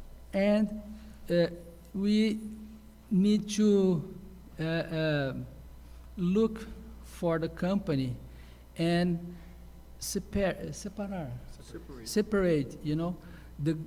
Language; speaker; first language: English; non-native, learner; Portuguese